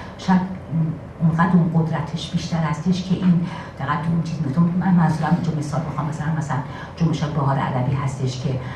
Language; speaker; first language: Persian; native; Persian